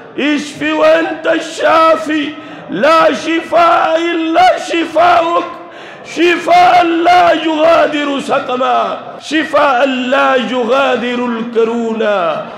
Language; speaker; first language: Arabic; non-native, fluent; Urdu